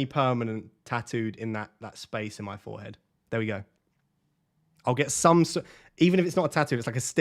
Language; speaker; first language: English; native; English